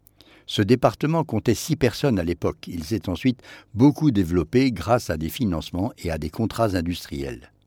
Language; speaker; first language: French; native; French